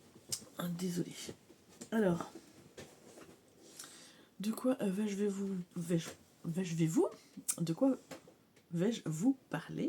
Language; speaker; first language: French; native; French